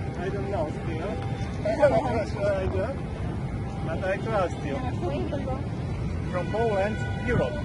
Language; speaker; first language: English; non-native, learner; Polish